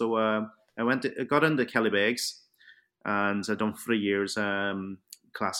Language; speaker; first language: English; early bilingual, other home language; Cantonese